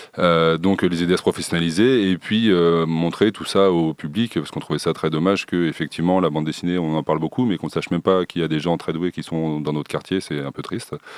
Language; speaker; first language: French; native; French